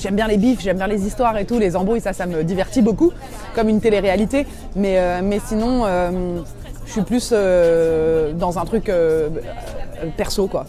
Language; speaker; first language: French; native; French